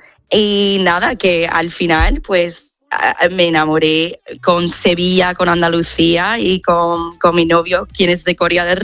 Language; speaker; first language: Spanish; non-native, fluent; English